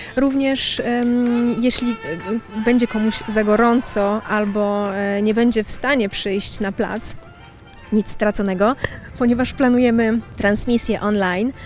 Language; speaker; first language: Polish; native; Polish